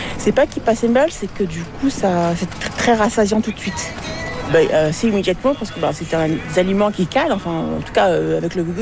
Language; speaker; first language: French; native; French